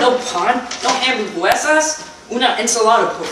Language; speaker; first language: Spanish; non-native, learner; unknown